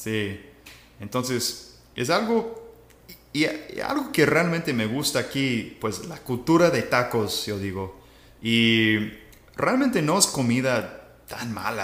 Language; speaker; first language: Spanish; non-native, fluent; English